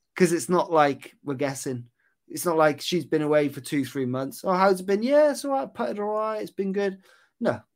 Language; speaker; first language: English; native; English